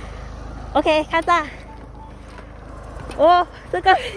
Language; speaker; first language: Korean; non-native, learner; Cantonese